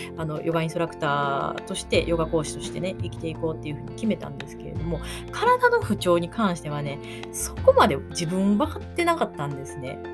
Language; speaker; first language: Japanese; native; Japanese